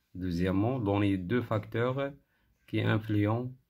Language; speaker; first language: French; non-native, local second language; Arabic